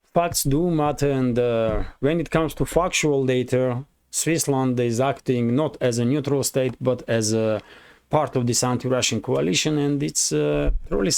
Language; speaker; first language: English; non-native, fluent; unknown